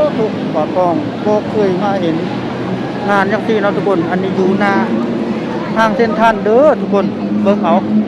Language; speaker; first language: Thai; native; Thai